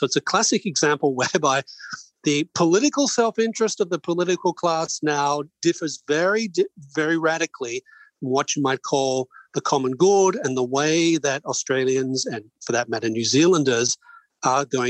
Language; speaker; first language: English; native; English